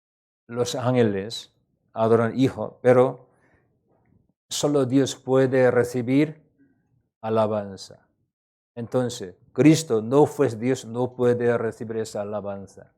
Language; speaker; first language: Spanish; non-native, learner; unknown